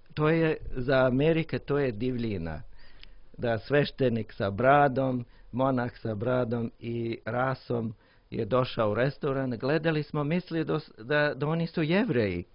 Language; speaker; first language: Croatian; non-native, learner; English